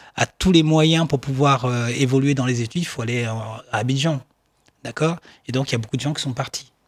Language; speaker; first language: French; non-native, local second language; Baoulé